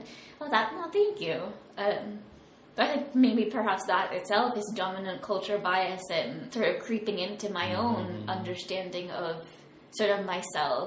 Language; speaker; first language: English; native; English